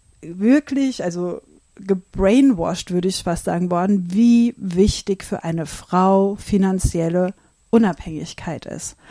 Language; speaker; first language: German; native; German